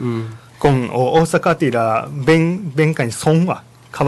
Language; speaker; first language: Vietnamese; non-native, fluent; Japanese